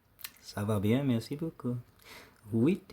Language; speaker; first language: French; non-native, learner; English